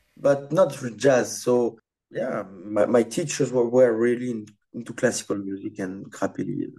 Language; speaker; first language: English; non-native, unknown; French